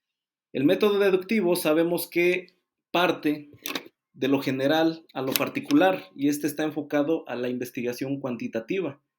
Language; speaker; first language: Spanish; native; Spanish